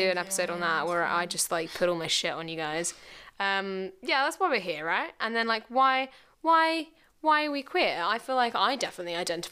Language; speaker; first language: English; native; English